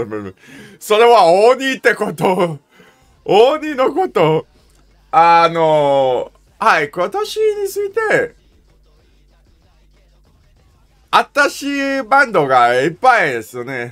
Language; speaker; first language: Japanese; non-native, learner; English